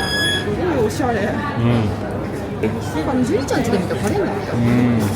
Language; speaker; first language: Japanese; native; Japanese